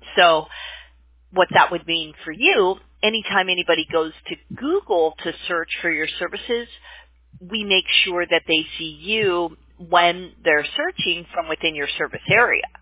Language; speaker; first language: English; native; English